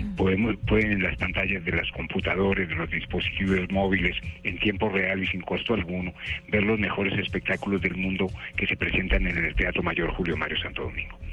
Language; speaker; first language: Spanish; native; Spanish